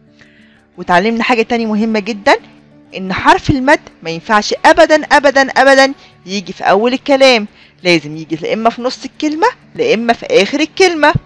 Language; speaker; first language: Arabic; native; Arabic